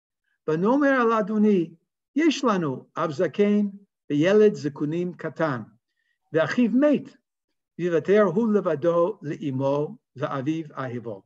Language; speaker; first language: Hebrew; non-native, fluent; English